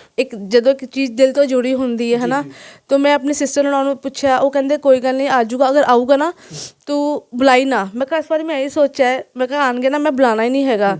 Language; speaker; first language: Punjabi; non-native, local second language; Hindi